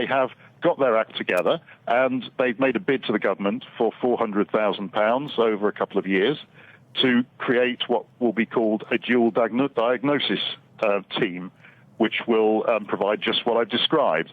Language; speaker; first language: English; native; English